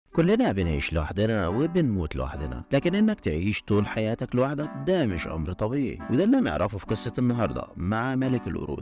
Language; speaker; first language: Arabic; native; Arabic